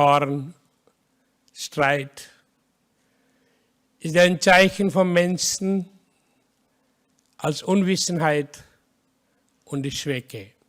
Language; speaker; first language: German; non-native, learner; Hindi